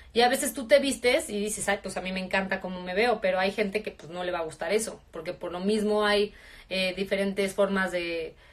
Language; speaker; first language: Spanish; native; Spanish